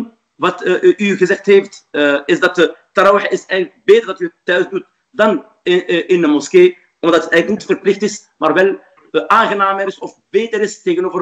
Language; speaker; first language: Dutch; non-native, fluent; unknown